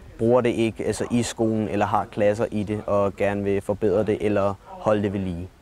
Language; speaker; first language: Danish; early bilingual, heritage; Danish